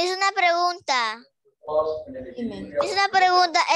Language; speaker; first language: Spanish; native; Spanish